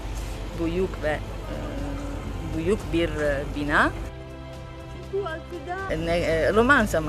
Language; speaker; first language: Turkish; non-native, learner; Italian